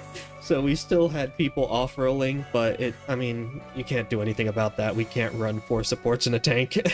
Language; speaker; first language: English; native; English